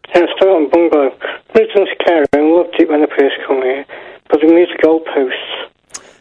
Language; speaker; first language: English; native; English